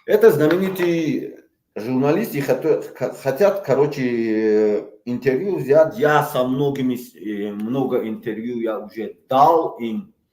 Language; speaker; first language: Russian; non-native, local second language; Tajik